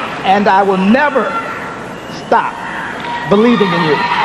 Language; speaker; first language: English; native; English